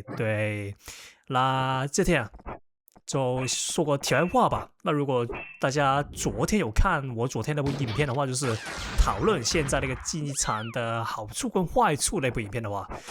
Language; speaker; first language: Chinese; non-native, local second language; Cantonese